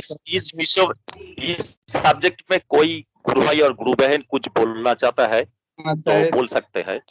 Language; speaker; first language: Hindi; non-native, local second language; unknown